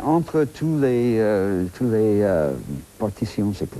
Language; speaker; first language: French; non-native, fluent; English